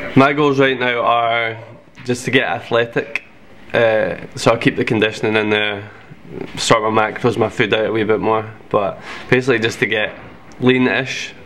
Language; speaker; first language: English; native; English